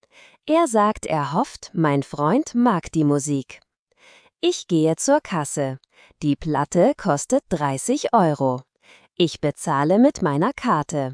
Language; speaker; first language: German; non-native, fluent; Spanish